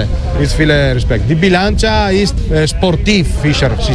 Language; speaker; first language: German; non-native, learner; Italian